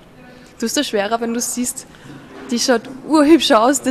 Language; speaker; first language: German; native; German